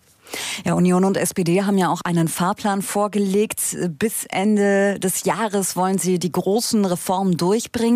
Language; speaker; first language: German; native; German